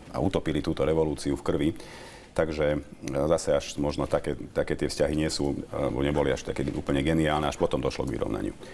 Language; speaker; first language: Slovak; native; Slovak